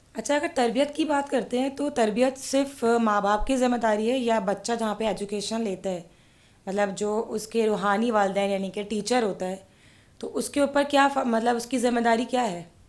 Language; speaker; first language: Urdu; native; Urdu